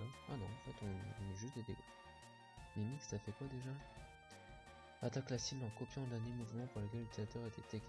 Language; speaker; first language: French; native; French